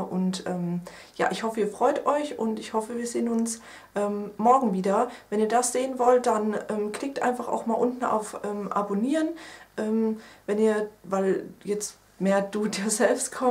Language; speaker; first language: German; native; German